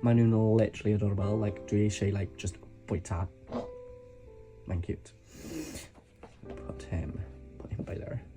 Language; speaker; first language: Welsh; non-native, local second language; English